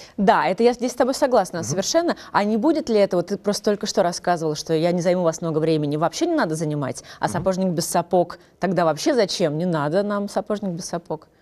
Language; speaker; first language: Russian; native; Russian